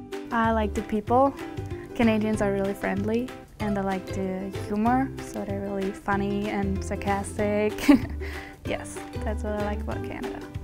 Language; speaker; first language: English; non-native, fluent; German